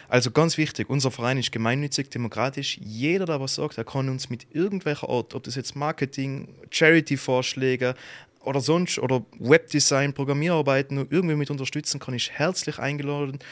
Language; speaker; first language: German; native; German